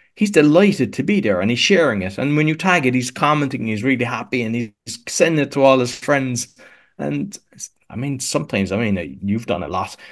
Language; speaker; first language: English; native; English